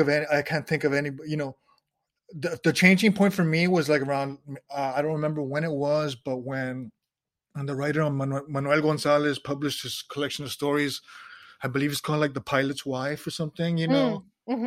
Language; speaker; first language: English; native; English